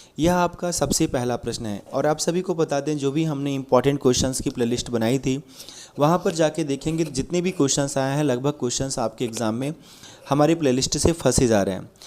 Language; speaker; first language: Hindi; native; Hindi